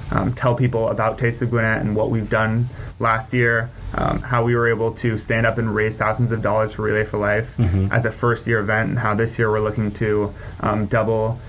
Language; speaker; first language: English; native; English